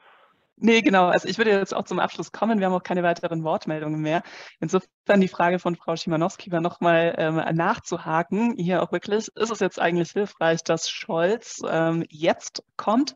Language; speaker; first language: German; native; German